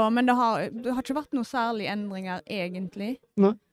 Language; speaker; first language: Norwegian; native; Norwegian